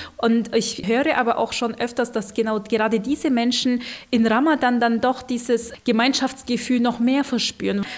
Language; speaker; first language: German; early bilingual, other home language; Turkish